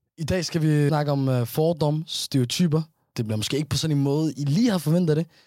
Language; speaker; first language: Danish; early bilingual, other home language; Somali